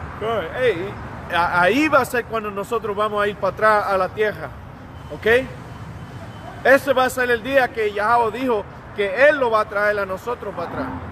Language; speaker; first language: Spanish; early bilingual, heritage; Spanish